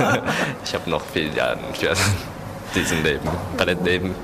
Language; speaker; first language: German; non-native, learner; Japanese